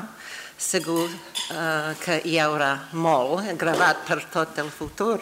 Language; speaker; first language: Catalan; non-native, fluent; English